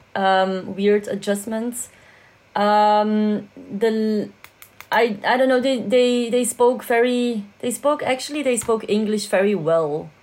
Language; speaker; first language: English; non-native, fluent; Dutch